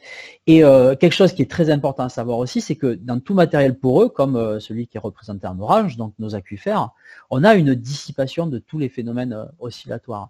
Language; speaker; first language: French; native; French